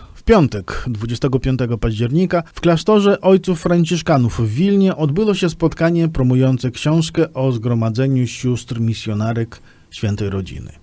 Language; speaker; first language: Polish; native; Polish